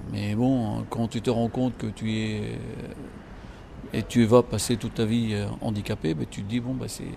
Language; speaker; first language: French; non-native, local second language; Arabic